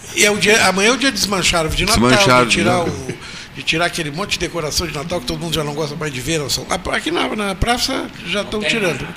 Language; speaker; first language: Portuguese; native; Portuguese